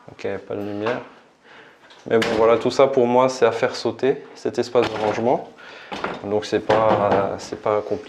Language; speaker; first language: French; native; French